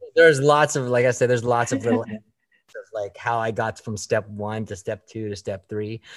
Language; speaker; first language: English; early bilingual, other home language; Filipino